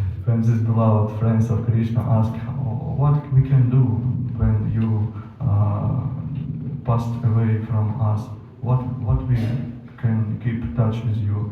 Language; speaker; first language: English; non-native, learner; Ukrainian